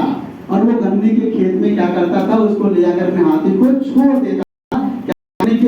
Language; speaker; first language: Hindi; native; Hindi